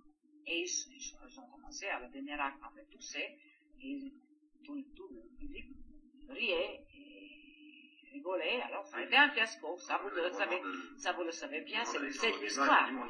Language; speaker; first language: French; non-native, fluent; Greek